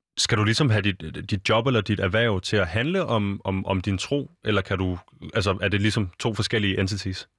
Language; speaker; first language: Danish; native; Danish